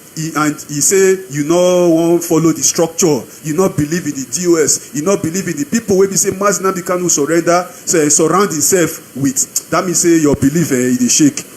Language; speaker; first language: Nigerian Pidgin; non-native, local second language; Igbo